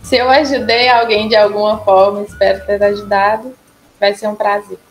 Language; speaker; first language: Portuguese; native; Portuguese